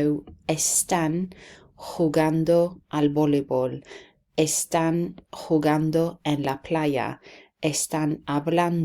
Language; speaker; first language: Spanish; non-native, fluent; English